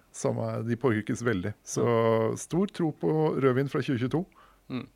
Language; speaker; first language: Norwegian; native; Norwegian